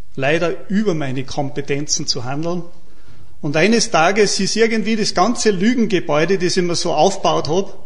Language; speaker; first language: German; native; German